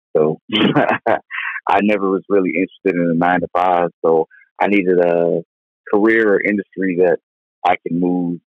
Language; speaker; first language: English; native; English